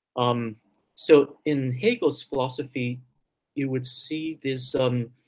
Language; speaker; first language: English; early bilingual, other home language; Chinese